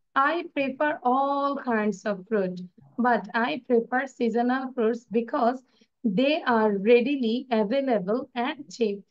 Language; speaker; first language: English; non-native, local second language; Bangla